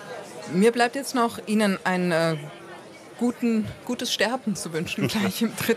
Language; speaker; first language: German; native; German